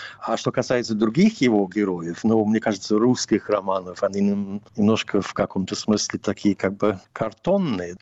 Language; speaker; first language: Russian; non-native, fluent; English